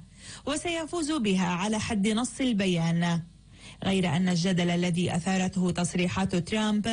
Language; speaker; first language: Arabic; native; Arabic